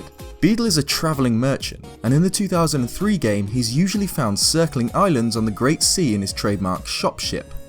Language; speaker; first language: English; native; English